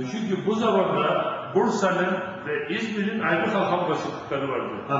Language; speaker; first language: Turkish; native; Turkish